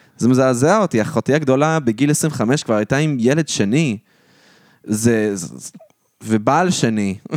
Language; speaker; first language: Hebrew; native; Hebrew